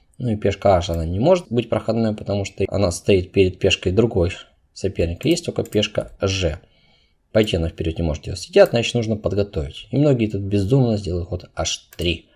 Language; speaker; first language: Russian; non-native, local second language; Uzbek